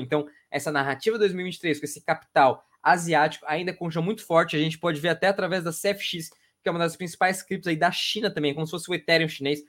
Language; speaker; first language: Portuguese; native; Portuguese